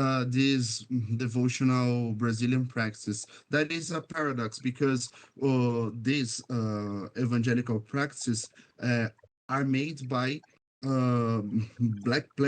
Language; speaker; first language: English; non-native, fluent; Portuguese